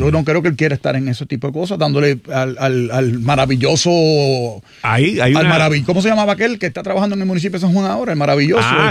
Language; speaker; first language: Spanish; native; Spanish